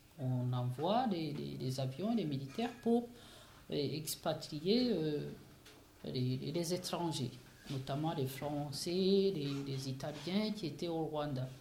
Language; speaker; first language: French; non-native, local second language; Kinyarwanda